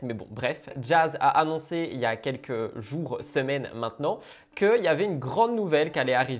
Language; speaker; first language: French; native; French